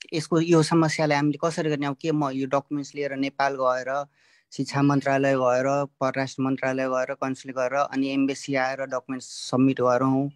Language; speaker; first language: Nepali; native; Nepali